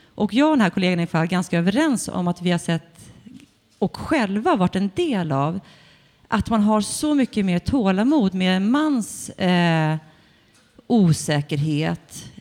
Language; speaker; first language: Swedish; native; Swedish